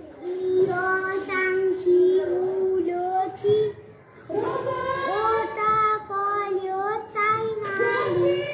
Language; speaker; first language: Chinese; non-native, learner; Nepali